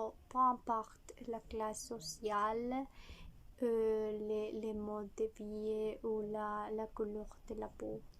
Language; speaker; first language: French; non-native, learner; Spanish